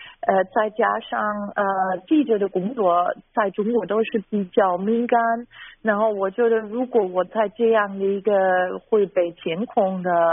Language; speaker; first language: Chinese; non-native, fluent; German